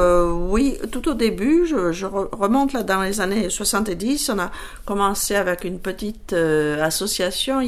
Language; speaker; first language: French; native; French